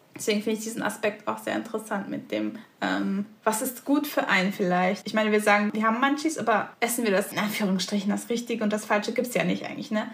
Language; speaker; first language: German; early bilingual, other home language; Turkish